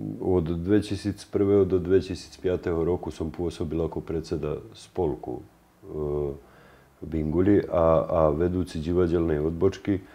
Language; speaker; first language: Slovak; native; Slovak